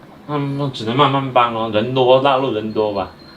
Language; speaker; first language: Chinese; native; Chinese